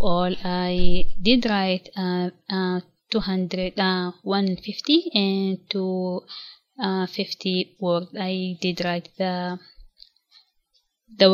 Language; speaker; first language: English; non-native, local second language; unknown